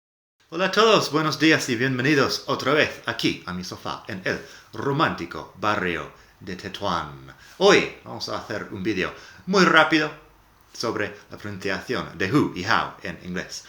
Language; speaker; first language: Spanish; non-native, fluent; English